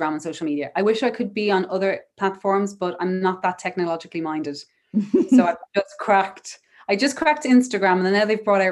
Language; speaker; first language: English; native; English